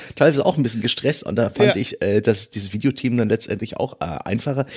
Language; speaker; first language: German; native; German